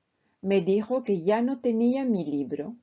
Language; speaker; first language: Spanish; non-native, fluent; French